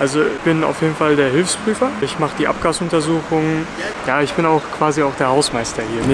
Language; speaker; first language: German; native; German